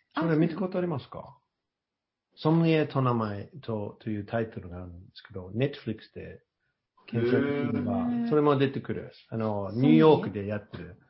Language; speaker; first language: Japanese; non-native, learner; English